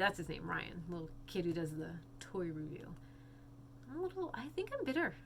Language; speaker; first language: English; native; English